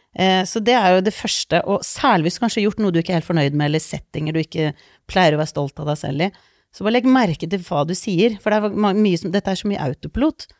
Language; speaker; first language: Norwegian; early bilingual, other home language; Icelandic